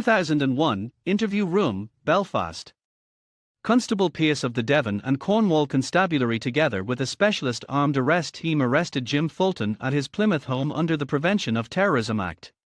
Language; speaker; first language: English; native; English